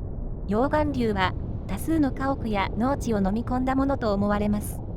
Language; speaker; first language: Japanese; native; Japanese